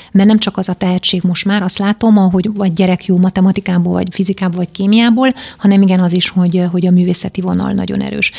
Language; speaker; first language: Hungarian; native; Hungarian